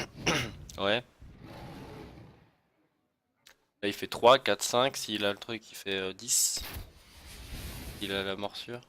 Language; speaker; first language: French; native; French